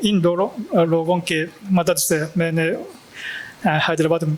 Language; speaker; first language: Hindi; non-native, fluent; Japanese